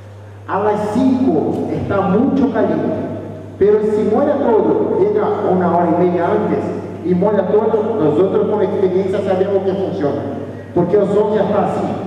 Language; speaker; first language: Spanish; non-native, fluent; Portuguese